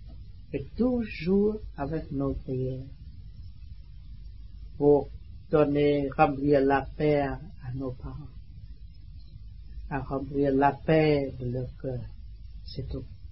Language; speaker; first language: French; non-native, learner; Vietnamese